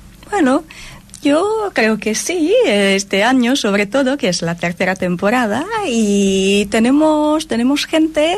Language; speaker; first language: Spanish; non-native, fluent; Italian